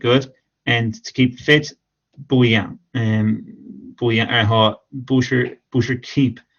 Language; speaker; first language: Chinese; non-native, fluent; English